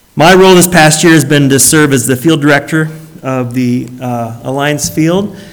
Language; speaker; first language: English; native; English